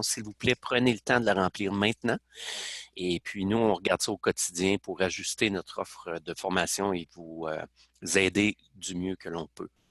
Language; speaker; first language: French; native; French